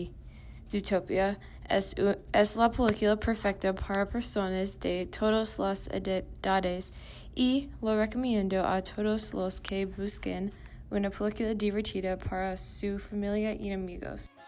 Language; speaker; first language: Spanish; non-native, learner; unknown